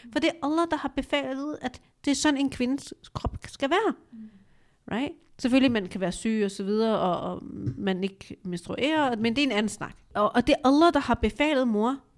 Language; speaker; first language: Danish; early bilingual, other home language; Urdu